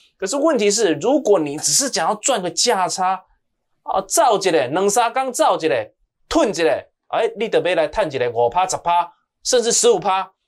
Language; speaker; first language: Chinese; native; Chinese